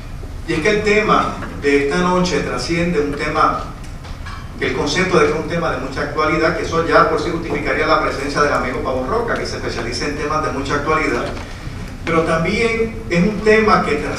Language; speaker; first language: Spanish; native; Spanish